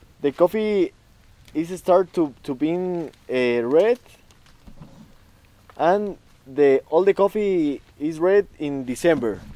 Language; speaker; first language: English; non-native, learner; Spanish